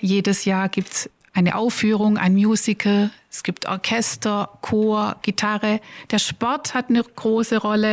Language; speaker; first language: German; native; German